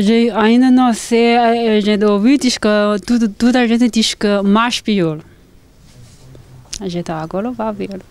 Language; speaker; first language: Portuguese; non-native, learner; Chinese